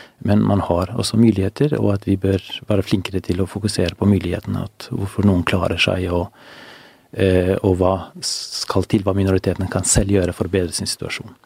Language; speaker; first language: Norwegian; non-native, fluent; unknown